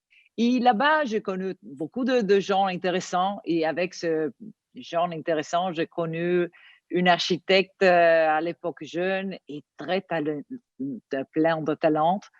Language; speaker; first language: French; non-native, learner; Italian